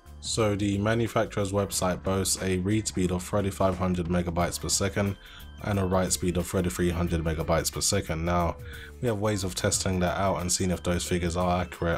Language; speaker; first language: English; native; English